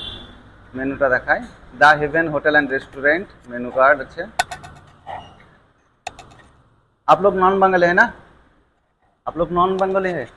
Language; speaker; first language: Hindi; non-native, local second language; Bangla